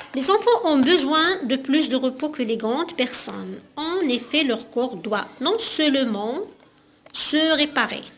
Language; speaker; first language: French; non-native, local second language; Arabic